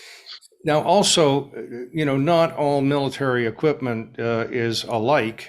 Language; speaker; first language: English; native; English